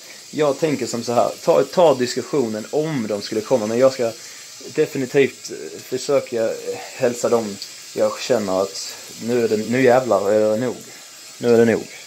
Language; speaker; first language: Swedish; native; Swedish